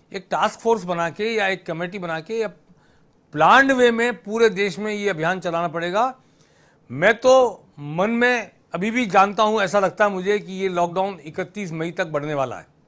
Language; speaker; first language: Hindi; native; Hindi